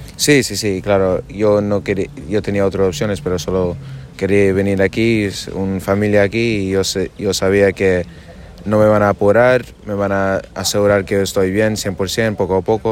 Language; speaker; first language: Spanish; non-native, fluent; English